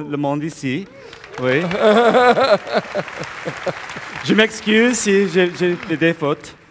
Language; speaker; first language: French; non-native, learner; English